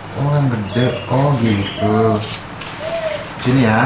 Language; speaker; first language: Indonesian; native; Indonesian